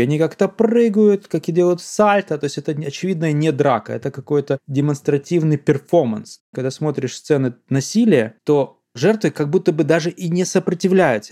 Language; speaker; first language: Russian; native; Russian